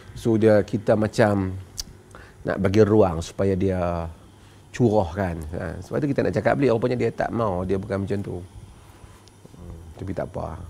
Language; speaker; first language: Malay; native; Malay